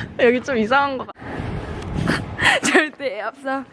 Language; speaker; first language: Korean; native; Korean